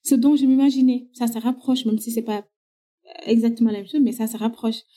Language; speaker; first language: French; non-native, local second language; Wolof